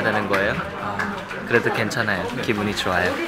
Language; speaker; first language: Korean; native; Korean